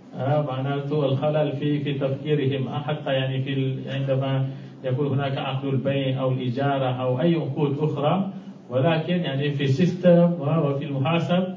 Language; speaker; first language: Arabic; non-native, fluent; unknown